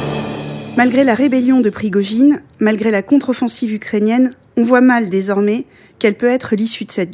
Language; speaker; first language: French; native; French